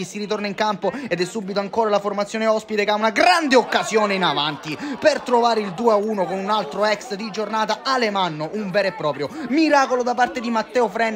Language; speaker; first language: Italian; native; Italian